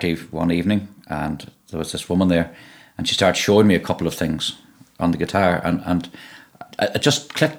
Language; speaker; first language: English; native; English